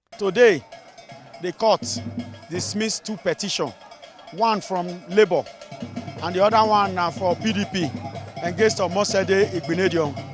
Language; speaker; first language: Nigerian Pidgin; non-native, local second language; Bini